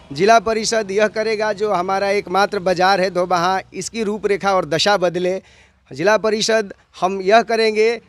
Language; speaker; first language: Hindi; native; Hindi